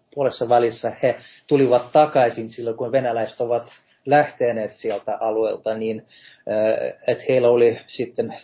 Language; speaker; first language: Finnish; non-native, fluent; Russian